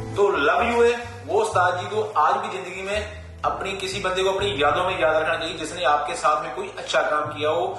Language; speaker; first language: Hindi; non-native, local second language; Punjabi